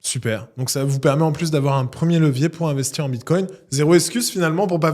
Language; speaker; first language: French; native; French